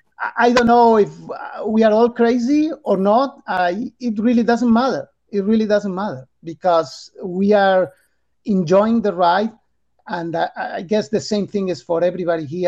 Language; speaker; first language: English; non-native, fluent; Spanish